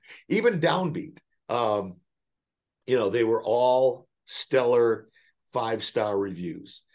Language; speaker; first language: English; native; English